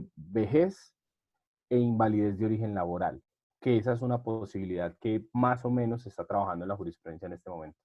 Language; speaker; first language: Spanish; native; Spanish